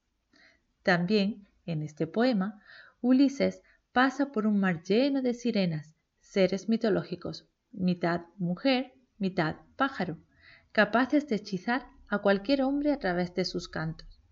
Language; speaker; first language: Spanish; native; Spanish